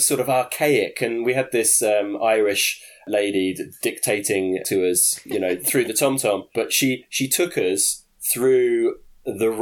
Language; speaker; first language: English; native; English